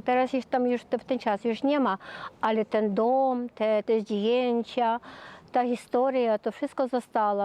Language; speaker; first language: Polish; early bilingual, heritage; Polish